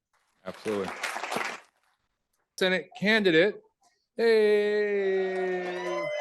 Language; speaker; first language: English; native; English